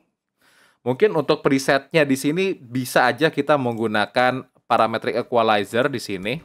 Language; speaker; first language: Indonesian; native; Indonesian